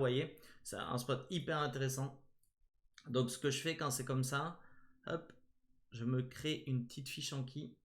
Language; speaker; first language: French; native; French